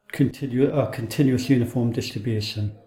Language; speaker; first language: English; native; English